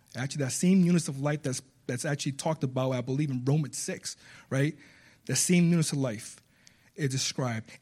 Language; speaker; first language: English; early bilingual, other home language; Spanish